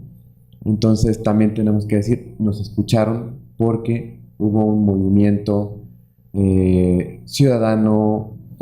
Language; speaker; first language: Spanish; native; Spanish